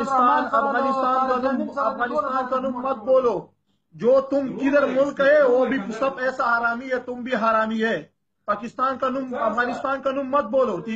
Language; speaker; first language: Hindi; non-native, learner; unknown